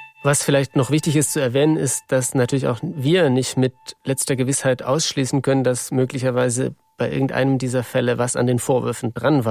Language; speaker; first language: German; native; German